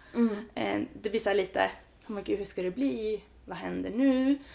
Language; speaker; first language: Swedish; early bilingual, other home language; Spanish